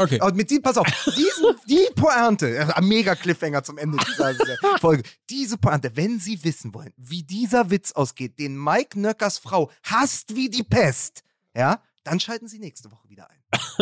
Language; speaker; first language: German; native; German